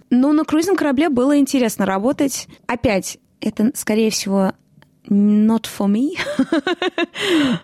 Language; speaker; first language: Russian; early bilingual, heritage; Russian